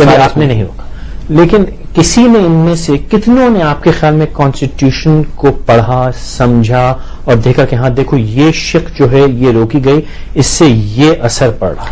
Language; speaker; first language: Urdu; native; Urdu